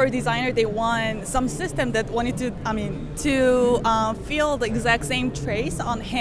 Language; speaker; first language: English; non-native, learner; Korean